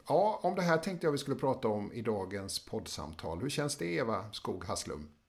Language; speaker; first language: Swedish; native; Swedish